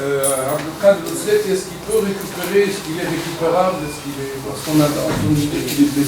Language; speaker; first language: French; non-native, local second language; Arabic